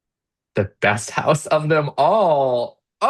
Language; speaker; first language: English; native; English